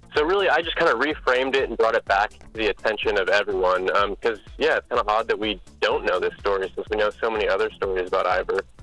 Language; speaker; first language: English; native; English